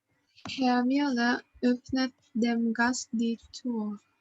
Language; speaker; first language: German; non-native, learner; Indonesian